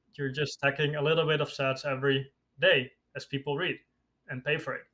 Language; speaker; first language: English; non-native, fluent; Dutch